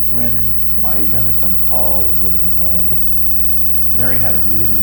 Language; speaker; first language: English; native; English